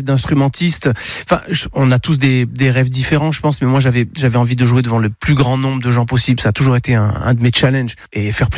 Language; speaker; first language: French; native; French